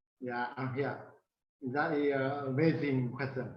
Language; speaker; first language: English; non-native, learner; Vietnamese